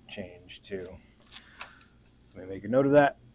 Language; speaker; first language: English; native; English